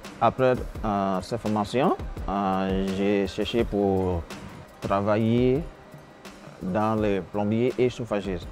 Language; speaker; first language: French; non-native, learner; Arabic